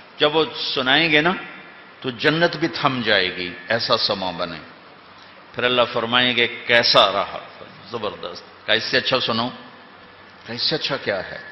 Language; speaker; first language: Urdu; non-native, local second language; Punjabi